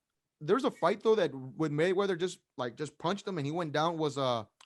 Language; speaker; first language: English; native; English